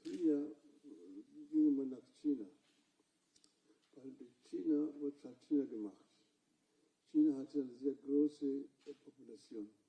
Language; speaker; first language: German; non-native, fluent; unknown